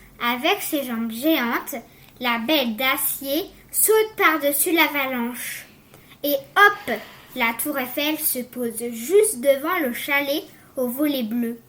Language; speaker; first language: French; native; French